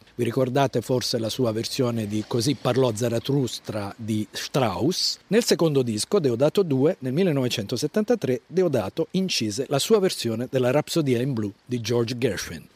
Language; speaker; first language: Italian; native; Italian